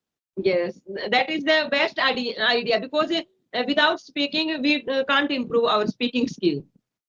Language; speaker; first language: English; non-native, learner; Hindi